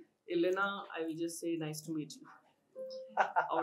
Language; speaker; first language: Tamil; non-native, local second language; Gujarati